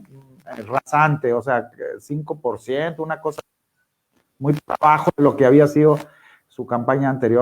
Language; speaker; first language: Spanish; native; Spanish